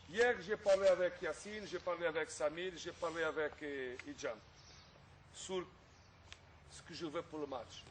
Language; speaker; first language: French; non-native, fluent; Portuguese